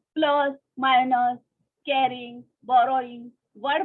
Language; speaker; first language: Hindi; non-native, local second language; Marathi